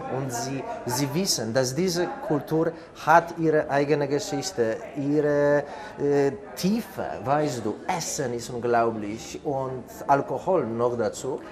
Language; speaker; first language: German; non-native, fluent; Polish